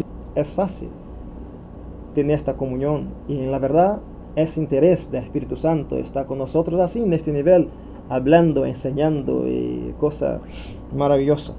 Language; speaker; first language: Spanish; non-native, fluent; Portuguese